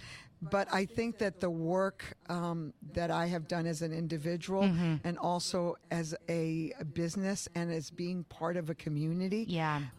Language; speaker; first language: English; early bilingual, other home language; Spanish